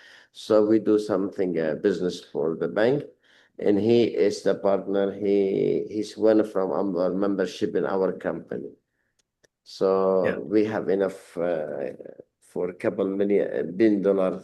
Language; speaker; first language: English; non-native, learner; Arabic